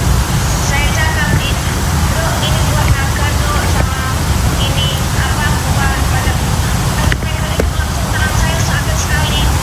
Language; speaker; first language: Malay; non-native, local second language; Javanese